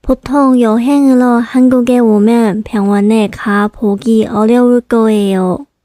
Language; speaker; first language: Korean; non-native, local second language; Chinese